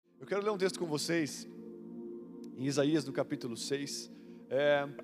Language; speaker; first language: Portuguese; native; Portuguese